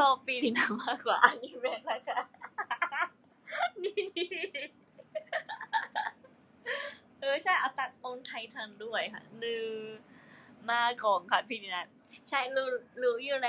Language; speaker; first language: Thai; non-native, fluent; Japanese